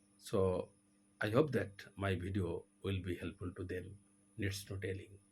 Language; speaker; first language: English; non-native, local second language; Bangla